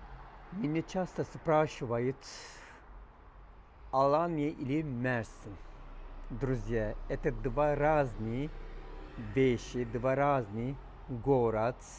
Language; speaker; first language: Russian; non-native, learner; Turkish